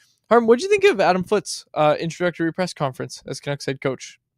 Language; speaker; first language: English; native; English